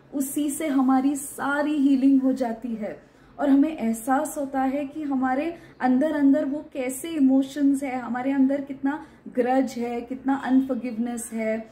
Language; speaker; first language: Hindi; non-native, local second language; Marathi